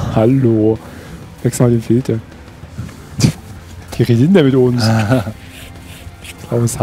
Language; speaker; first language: German; native; German